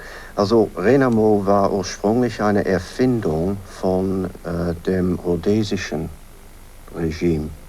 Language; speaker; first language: German; non-native, fluent; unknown